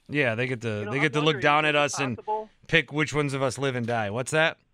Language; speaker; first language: English; native; English